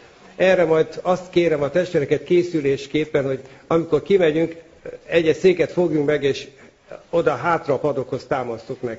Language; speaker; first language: Hungarian; native; Hungarian